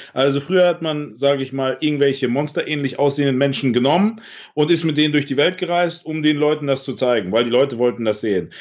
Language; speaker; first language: German; early bilingual, other home language; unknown